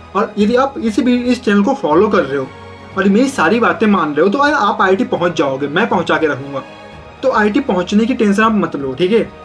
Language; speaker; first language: Hindi; native; Hindi